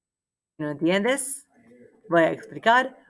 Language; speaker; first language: Spanish; non-native, learner; English